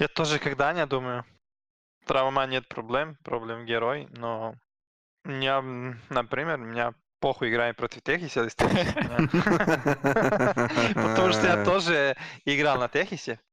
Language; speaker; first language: Russian; non-native, learner; Serbian